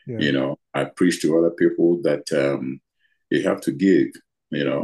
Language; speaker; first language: English; non-native, local second language; Igbo